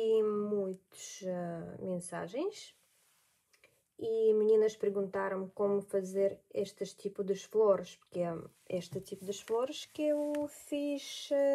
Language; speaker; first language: Portuguese; non-native, learner; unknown